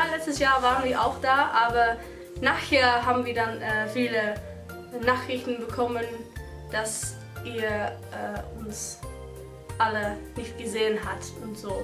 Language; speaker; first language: German; non-native, fluent; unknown